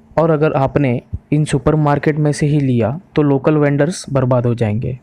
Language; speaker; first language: Hindi; non-native, local second language; Marathi